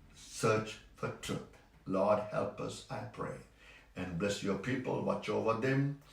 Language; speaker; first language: English; non-native, local second language; Sinhala